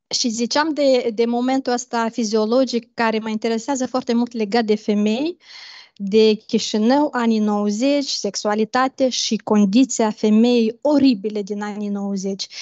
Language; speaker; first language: Romanian; native; Romanian